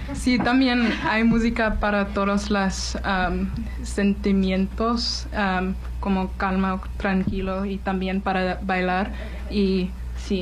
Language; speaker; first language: Spanish; non-native, learner; English